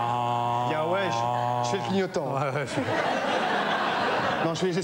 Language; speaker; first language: French; native; French